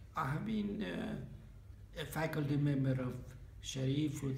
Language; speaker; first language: English; non-native, fluent; Persian